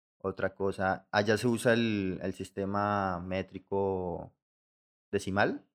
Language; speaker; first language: Spanish; native; Spanish